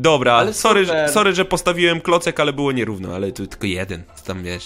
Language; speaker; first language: Polish; native; Polish